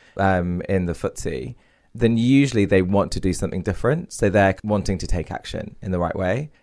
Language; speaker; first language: English; native; English